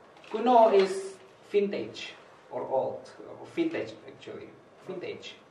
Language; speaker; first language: English; non-native, fluent; Indonesian